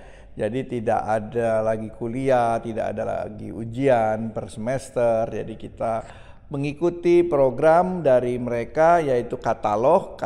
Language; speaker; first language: Indonesian; native; Indonesian